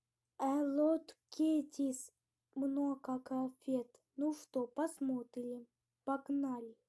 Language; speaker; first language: Russian; early bilingual, heritage; Russian